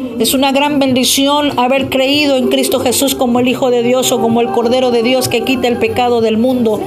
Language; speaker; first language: Spanish; native; Spanish